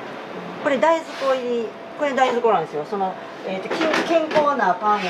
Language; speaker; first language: Japanese; native; Japanese